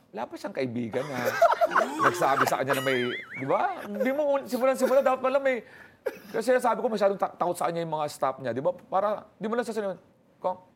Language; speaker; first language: Filipino; native; Filipino